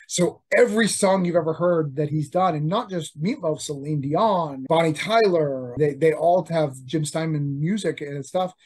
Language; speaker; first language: English; native; English